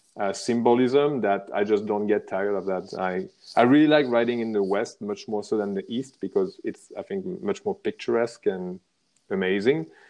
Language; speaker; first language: English; non-native, fluent; French